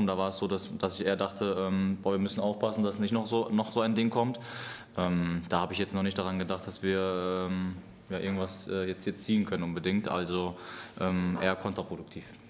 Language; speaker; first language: German; native; German